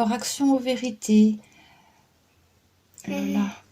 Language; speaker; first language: French; native; French